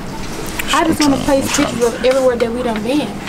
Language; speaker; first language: English; native; English